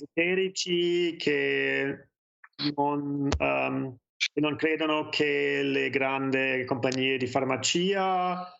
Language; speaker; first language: Italian; non-native, fluent; German